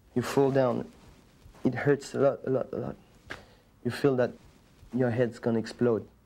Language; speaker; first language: English; non-native, learner; French